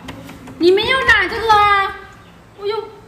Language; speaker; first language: Chinese; non-native, fluent; Lao